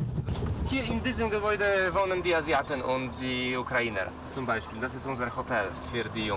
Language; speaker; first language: German; non-native, fluent; Polish